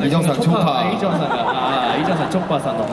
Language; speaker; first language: Japanese; non-native, fluent; Korean